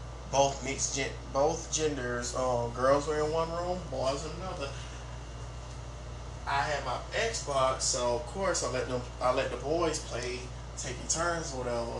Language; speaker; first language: English; native; English